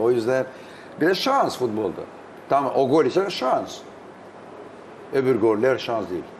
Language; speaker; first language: Turkish; non-native, fluent; Albanian